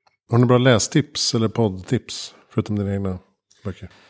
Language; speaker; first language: Swedish; native; Swedish